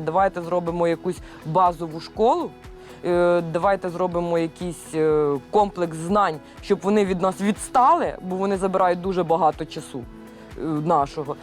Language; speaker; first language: Ukrainian; native; Ukrainian